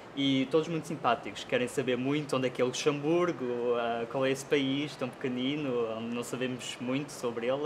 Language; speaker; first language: Portuguese; early bilingual, heritage; Portuguese